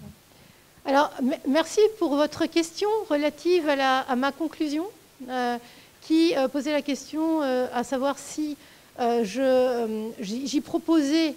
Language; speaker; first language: French; native; French